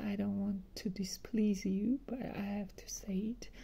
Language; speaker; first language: English; non-native, fluent; Georgian